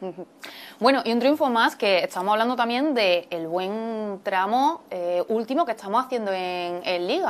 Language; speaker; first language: Spanish; native; Spanish